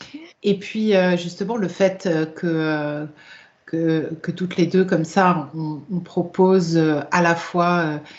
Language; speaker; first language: French; native; French